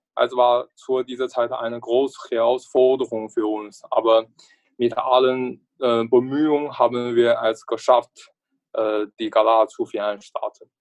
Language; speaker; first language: German; non-native, learner; Chinese